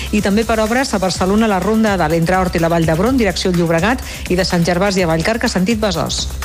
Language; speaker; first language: Catalan; native; Catalan